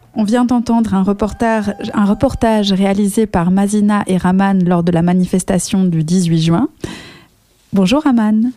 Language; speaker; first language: French; native; French